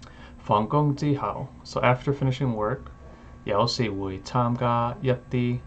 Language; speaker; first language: Cantonese; non-native, learner; English